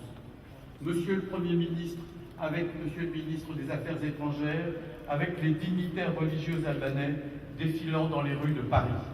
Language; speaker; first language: French; native; French